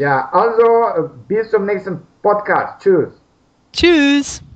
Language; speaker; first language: German; non-native, learner; Russian